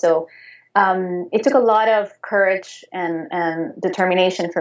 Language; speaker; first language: English; non-native, fluent; Spanish